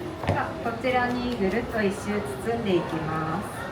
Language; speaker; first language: Japanese; native; Japanese